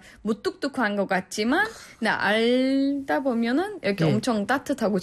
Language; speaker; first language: Korean; non-native, fluent; Turkish